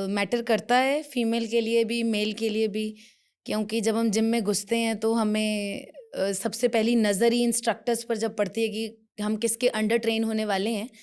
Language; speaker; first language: Hindi; non-native, local second language; Punjabi